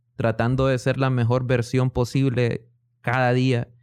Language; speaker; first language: Spanish; native; Spanish